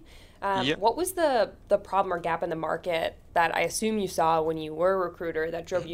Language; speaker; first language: English; native; English